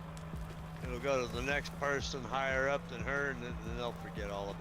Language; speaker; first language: English; native; English